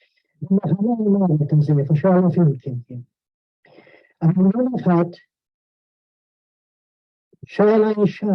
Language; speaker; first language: Hebrew; non-native, fluent; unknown